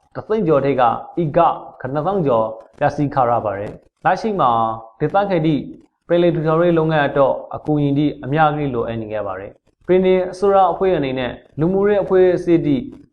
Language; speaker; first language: Burmese; native; Burmese